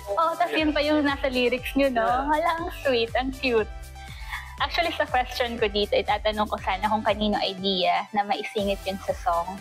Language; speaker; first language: Filipino; non-native, local second language; Masbatenyo